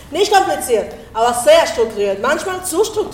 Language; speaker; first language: German; non-native, fluent; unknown